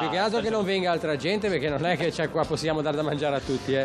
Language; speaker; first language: Italian; native; Italian